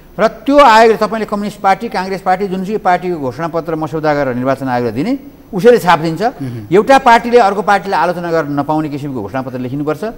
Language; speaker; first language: Nepali; native; Nepali